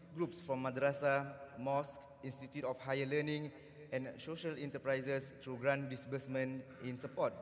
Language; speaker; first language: English; non-native, local second language; Malay